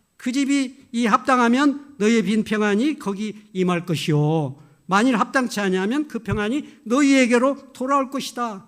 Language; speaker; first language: Korean; native; Korean